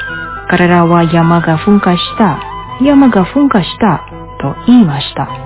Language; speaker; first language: Japanese; non-native, fluent; Indonesian